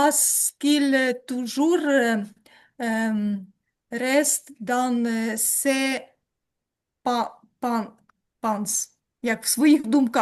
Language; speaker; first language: French; non-native, learner; Ukrainian